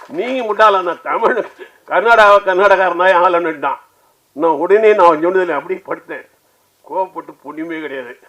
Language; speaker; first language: Tamil; native; Tamil